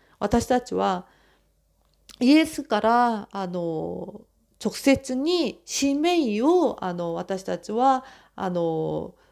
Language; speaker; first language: Japanese; non-native, fluent; Korean